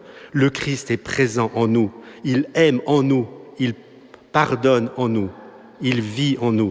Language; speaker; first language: French; native; French